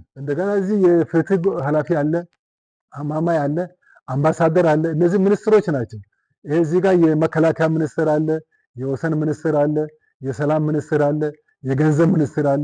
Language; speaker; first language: Amharic; non-native, local second language; Wolaytta